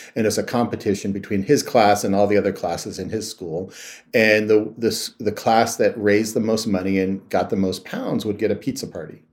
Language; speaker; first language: English; native; English